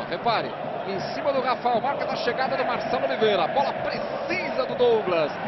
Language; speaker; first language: Portuguese; native; Portuguese